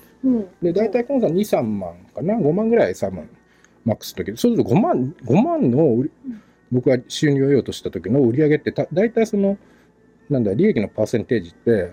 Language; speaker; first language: Japanese; native; Japanese